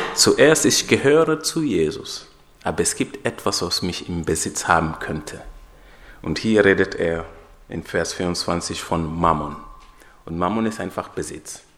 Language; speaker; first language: German; non-native, fluent; Swahili